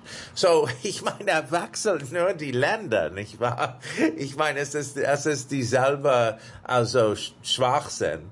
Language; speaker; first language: German; non-native, fluent; English